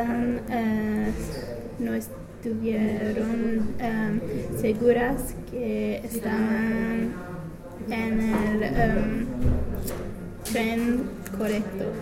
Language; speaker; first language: Spanish; non-native, learner; English